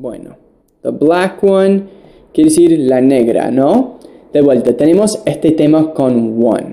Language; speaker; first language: Spanish; non-native, fluent; English